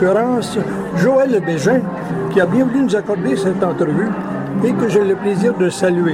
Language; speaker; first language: French; native; French